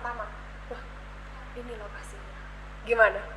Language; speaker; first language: Indonesian; native; Indonesian